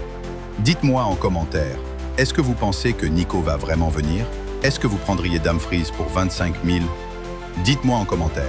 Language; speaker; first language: French; native; French